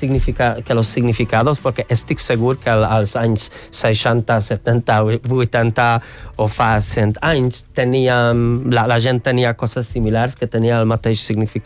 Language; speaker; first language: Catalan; non-native, fluent; Hungarian